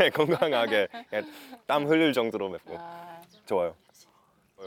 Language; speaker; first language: Korean; non-native, fluent; English